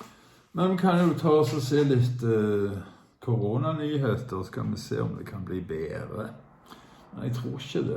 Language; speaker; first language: Norwegian; native; Norwegian